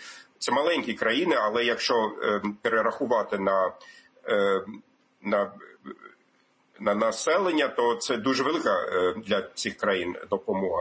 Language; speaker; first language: Ukrainian; non-native, fluent; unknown